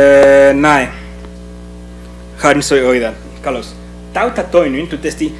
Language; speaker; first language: Greek; non-native, fluent; Spanish